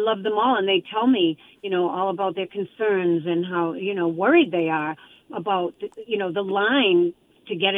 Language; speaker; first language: English; native; English